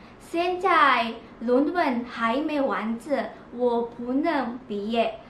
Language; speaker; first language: Chinese; non-native, learner; Indonesian